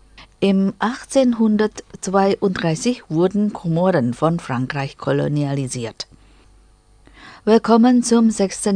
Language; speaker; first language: German; non-native, fluent; Indonesian